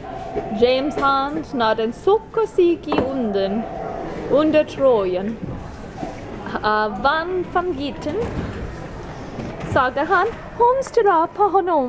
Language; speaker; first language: Swedish; non-native, learner; English